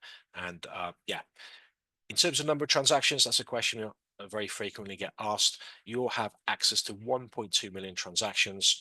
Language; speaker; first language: English; native; English